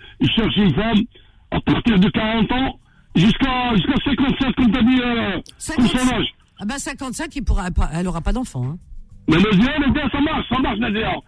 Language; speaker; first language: French; native; French